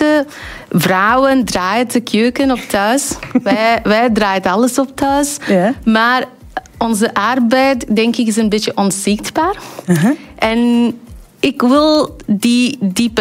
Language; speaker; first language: Dutch; non-native, learner; Bangla